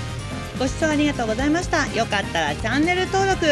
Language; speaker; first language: Japanese; native; Japanese